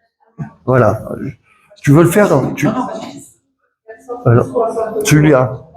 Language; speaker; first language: French; native; French